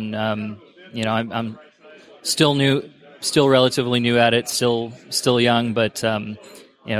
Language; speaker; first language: English; native; English